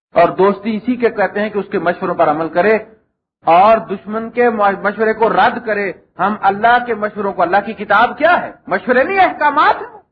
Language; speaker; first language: Urdu; non-native, local second language; Punjabi